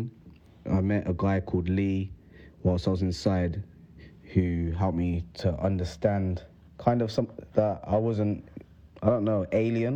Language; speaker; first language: English; native; English